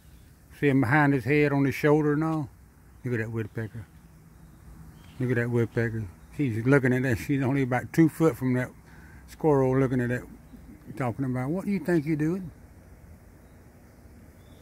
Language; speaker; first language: English; native; English